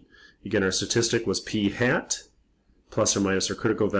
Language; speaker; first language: English; native; English